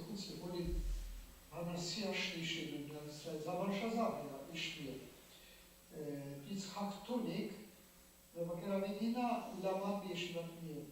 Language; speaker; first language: Hebrew; non-native, fluent; Polish